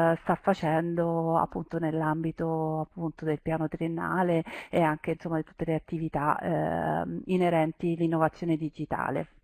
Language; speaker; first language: Italian; native; Italian